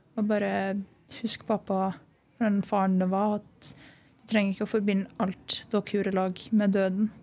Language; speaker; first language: Norwegian; early bilingual, other home language; Lithuanian